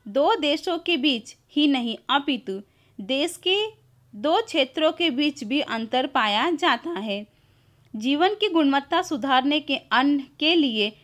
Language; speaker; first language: Hindi; non-native, local second language; Gujarati